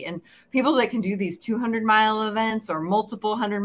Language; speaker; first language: English; native; English